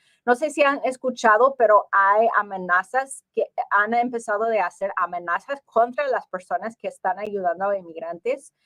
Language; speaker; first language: Spanish; early bilingual, heritage; English